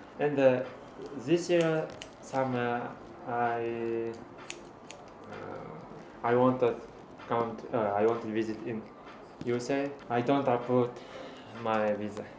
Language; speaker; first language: English; non-native, learner; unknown